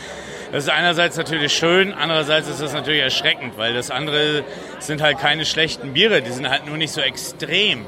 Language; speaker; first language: German; native; German